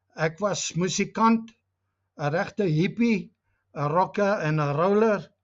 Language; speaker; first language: Afrikaans; non-native, local second language; English